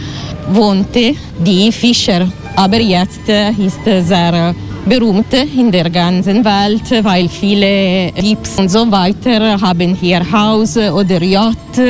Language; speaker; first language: German; non-native, learner; Italian